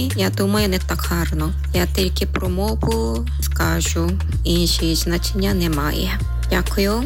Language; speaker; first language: Ukrainian; non-native, learner; Korean